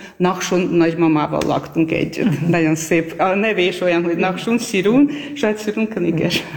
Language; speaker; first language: Hungarian; non-native, fluent; Armenian